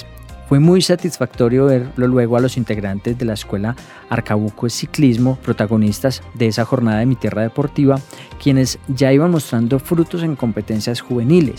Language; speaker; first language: Spanish; native; Spanish